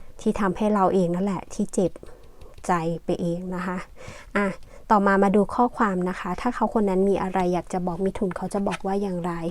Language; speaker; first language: Thai; native; Thai